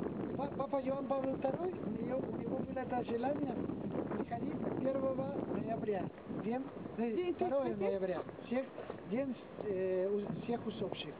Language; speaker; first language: Russian; non-native, learner; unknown